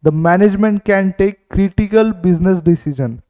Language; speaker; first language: Hindi; non-native, local second language; Marathi